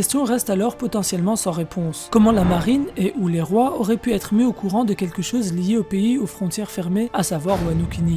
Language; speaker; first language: French; native; French